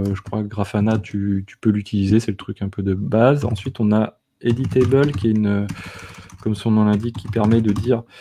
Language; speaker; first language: French; native; French